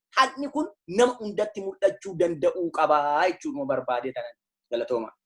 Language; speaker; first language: Oromo; native; Oromo